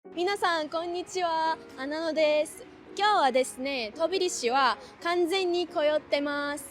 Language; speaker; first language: Japanese; non-native, learner; Georgian